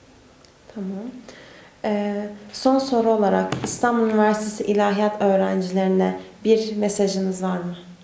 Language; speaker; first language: Turkish; native; Turkish